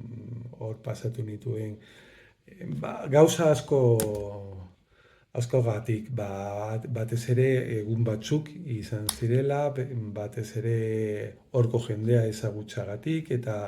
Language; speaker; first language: Basque; non-native, local second language; Spanish